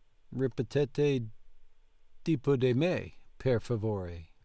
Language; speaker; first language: Italian; non-native, learner; English